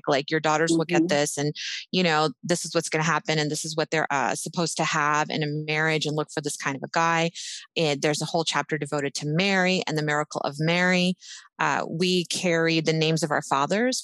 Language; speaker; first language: English; native; English